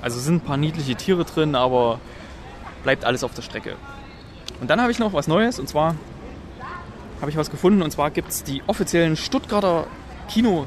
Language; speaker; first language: German; native; German